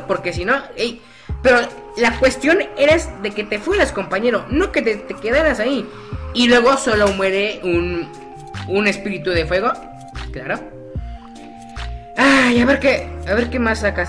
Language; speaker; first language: Spanish; native; Spanish